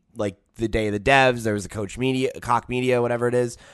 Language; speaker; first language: English; native; English